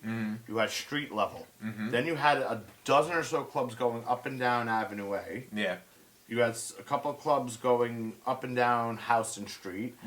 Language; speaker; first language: English; native; English